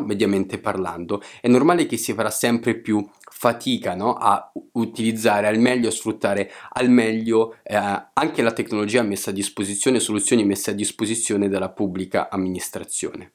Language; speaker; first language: Italian; native; Italian